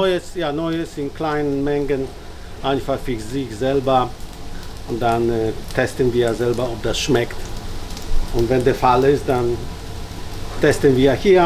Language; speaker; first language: German; non-native, fluent; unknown